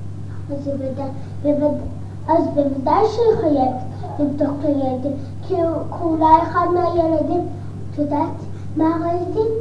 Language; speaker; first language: Hebrew; early bilingual, other home language; English